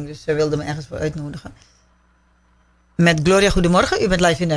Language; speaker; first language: Dutch; native; Dutch